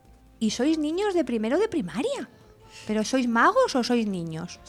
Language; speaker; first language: Spanish; native; Spanish